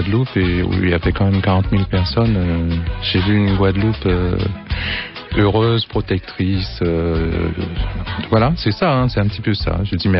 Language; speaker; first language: French; native; French